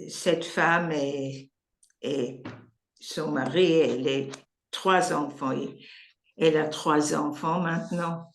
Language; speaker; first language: French; non-native, learner; English